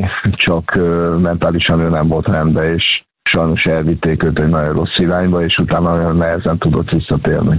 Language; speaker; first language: Hungarian; native; Hungarian